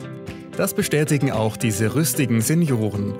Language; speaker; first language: German; native; German